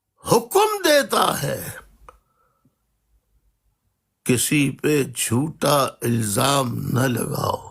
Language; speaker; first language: Urdu; native; Urdu